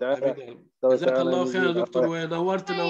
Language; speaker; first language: Arabic; native; Arabic